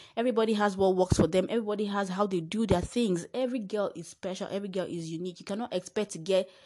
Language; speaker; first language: English; non-native, local second language; Igbo